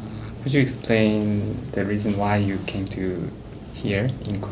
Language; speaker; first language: English; non-native, fluent; Korean